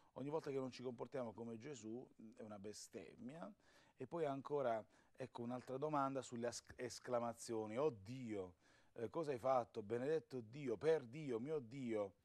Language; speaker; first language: Italian; native; Italian